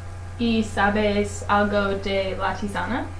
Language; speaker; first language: Spanish; non-native, learner; English